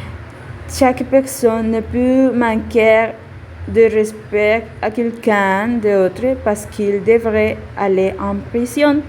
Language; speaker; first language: French; non-native, learner; Spanish